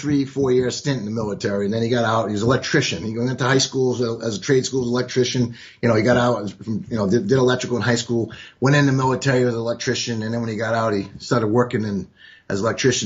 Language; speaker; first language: English; native; English